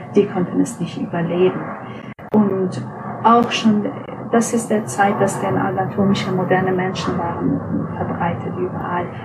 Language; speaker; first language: German; non-native, fluent; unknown